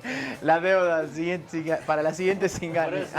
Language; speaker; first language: Spanish; native; Spanish